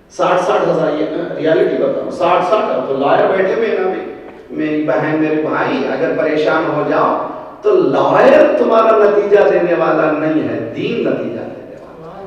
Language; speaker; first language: Urdu; native; Urdu